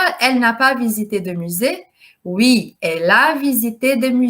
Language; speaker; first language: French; non-native, fluent; Portuguese